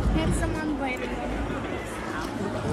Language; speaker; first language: Turkish; non-native, learner; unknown